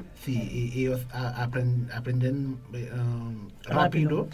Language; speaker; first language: Spanish; non-native, fluent; Haitian Creole